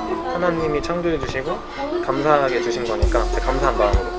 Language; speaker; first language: Korean; non-native, fluent; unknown